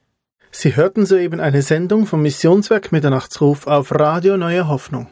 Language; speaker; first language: German; native; German